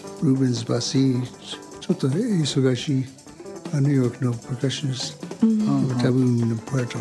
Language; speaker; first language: Japanese; non-native, learner; English